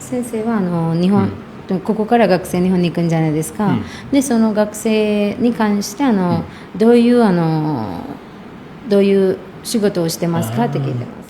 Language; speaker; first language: Japanese; non-native, fluent; Sinhala